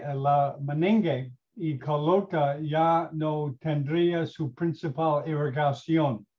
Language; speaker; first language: Spanish; non-native, learner; English